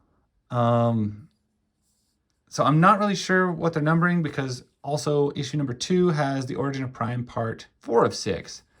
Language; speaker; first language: English; native; English